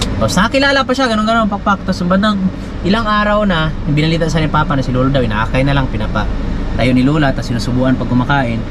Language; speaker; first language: Filipino; non-native, local second language; Cebuano